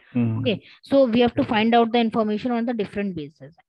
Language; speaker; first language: English; non-native, local second language; Hindi